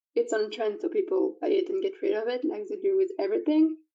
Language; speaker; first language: English; non-native, fluent; French